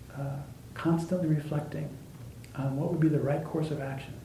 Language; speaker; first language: English; native; English